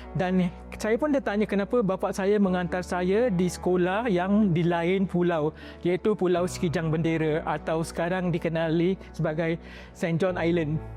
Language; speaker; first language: Malay; native; Malay